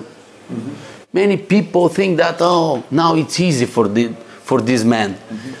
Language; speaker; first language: English; non-native, learner; Bulgarian